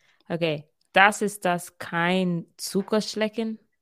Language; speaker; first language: German; non-native, learner; English